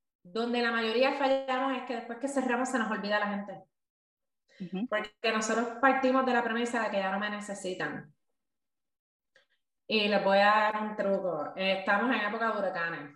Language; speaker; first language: Spanish; native; Spanish